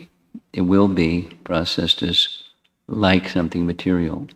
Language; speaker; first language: English; native; English